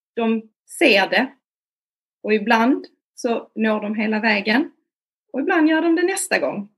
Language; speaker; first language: Swedish; native; Swedish